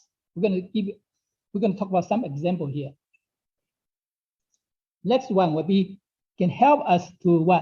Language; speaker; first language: English; non-native, fluent; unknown